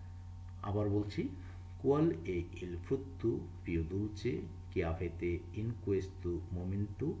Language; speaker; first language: Italian; non-native, fluent; Bangla